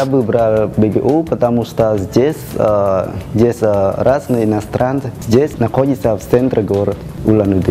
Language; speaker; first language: Russian; non-native, learner; Khmer